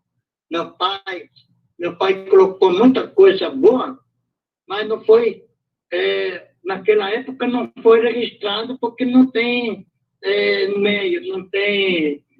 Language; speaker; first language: Portuguese; non-native, local second language; Guarani